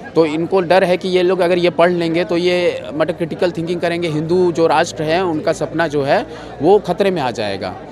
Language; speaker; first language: Hindi; native; Hindi